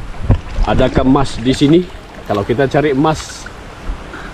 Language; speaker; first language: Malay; non-native, local second language; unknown